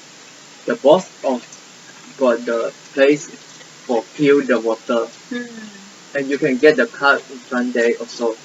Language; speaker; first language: English; non-native, local second language; Malay